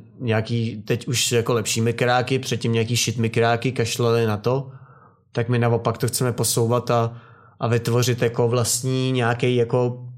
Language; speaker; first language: Czech; native; Czech